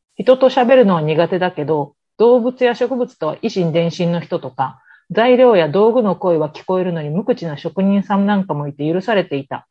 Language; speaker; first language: Japanese; native; Japanese